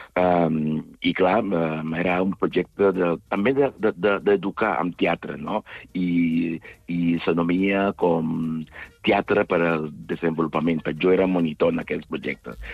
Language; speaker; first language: Catalan; non-native, fluent; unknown